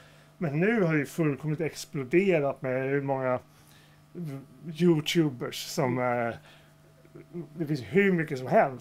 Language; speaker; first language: Swedish; native; Swedish